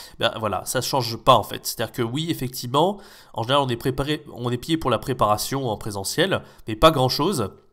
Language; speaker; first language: French; native; French